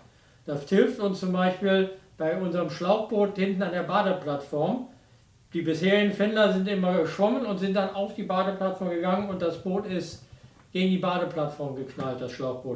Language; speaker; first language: German; native; German